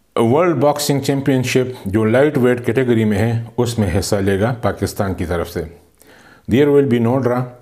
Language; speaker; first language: Urdu; non-native, local second language; Pashto